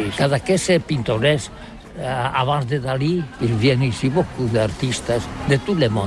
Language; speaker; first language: French; non-native, learner; Catalan